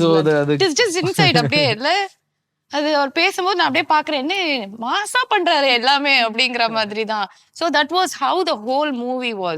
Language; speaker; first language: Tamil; native; Tamil